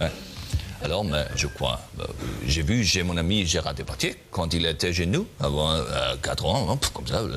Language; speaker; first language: French; non-native, learner; German